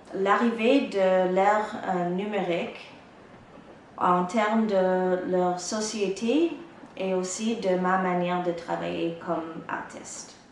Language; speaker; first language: French; non-native, local second language; English